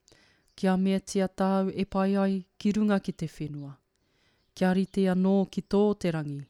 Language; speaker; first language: Māori; non-native, local second language; English